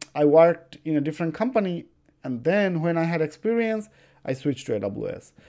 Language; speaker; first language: English; non-native, local second language; Bangla